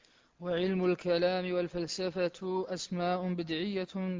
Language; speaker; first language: Arabic; native; Arabic